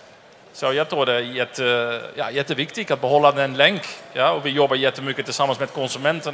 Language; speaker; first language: Swedish; non-native, fluent; Dutch